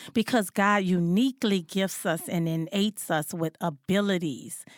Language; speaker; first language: English; native; English